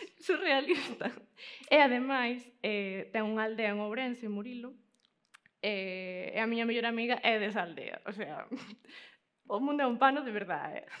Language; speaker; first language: Galician; native; Galician